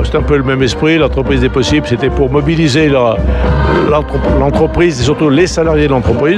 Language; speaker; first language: French; native; French